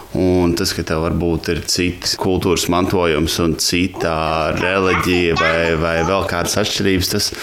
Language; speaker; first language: Latvian; native; Latvian